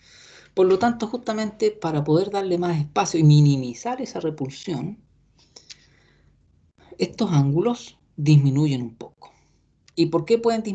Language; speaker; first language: Spanish; native; Spanish